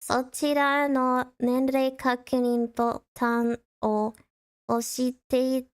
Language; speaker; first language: Japanese; non-native, learner; English